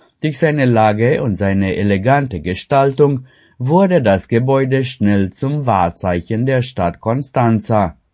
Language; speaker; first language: German; non-native, fluent; Romanian